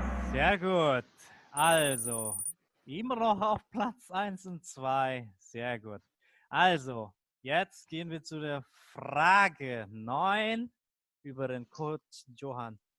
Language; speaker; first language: German; non-native, fluent; Indonesian